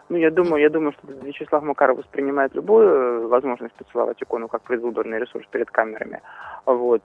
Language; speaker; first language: Russian; native; Russian